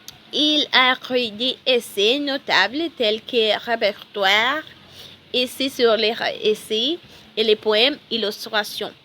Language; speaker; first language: French; non-native, learner; Spanish